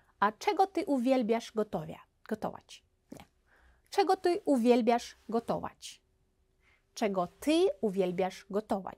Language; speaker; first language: Polish; non-native, fluent; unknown